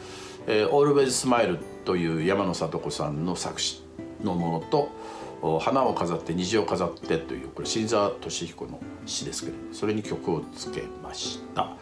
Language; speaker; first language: Japanese; native; Japanese